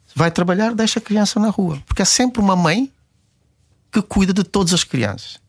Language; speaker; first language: Portuguese; non-native, local second language; Kabuverdianu